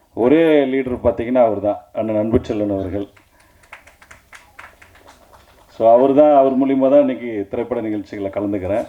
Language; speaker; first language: Tamil; native; Tamil